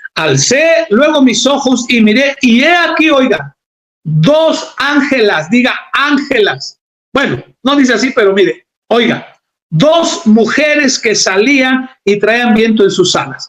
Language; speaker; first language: Spanish; native; Spanish